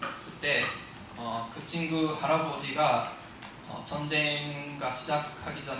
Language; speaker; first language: Korean; non-native, fluent; English